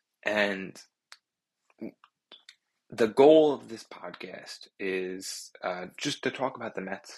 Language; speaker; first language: English; native; English